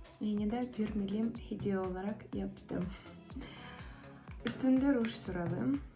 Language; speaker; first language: Turkish; non-native, fluent; Russian